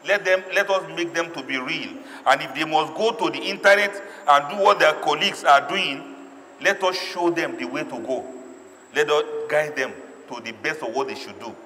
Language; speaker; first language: English; non-native, local second language; Yoruba